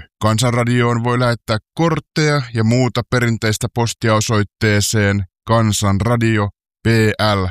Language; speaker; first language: Finnish; native; Finnish